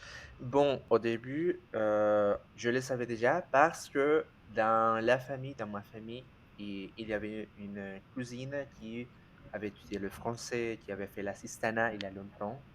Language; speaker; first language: French; non-native, fluent; Spanish